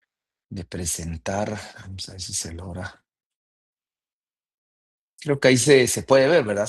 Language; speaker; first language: Spanish; native; Spanish